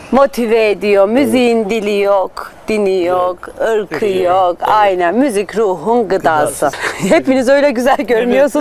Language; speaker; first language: Turkish; native; Turkish